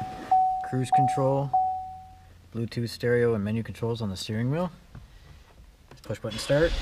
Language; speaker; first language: English; native; English